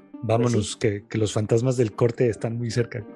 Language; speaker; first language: Spanish; native; Spanish